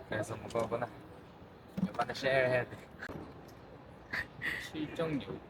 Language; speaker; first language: Korean; non-native, fluent; Chinese